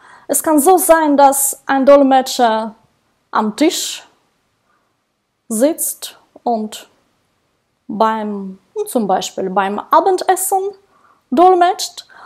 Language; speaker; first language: German; non-native, fluent; Russian